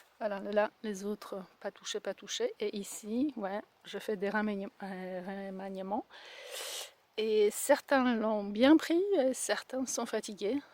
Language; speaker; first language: French; non-native, fluent; Polish